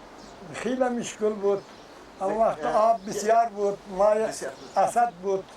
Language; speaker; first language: Persian; non-native, local second language; Kyrgyz